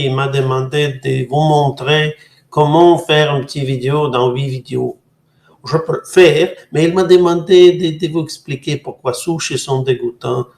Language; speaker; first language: French; non-native, fluent; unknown